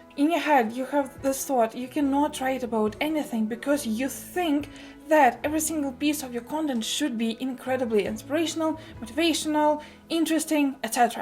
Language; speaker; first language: English; non-native, fluent; Russian